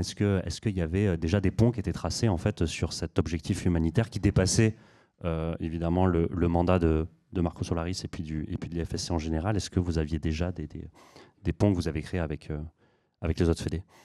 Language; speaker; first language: French; native; French